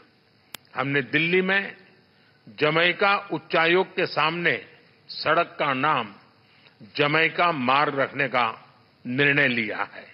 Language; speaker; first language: Hindi; native; Hindi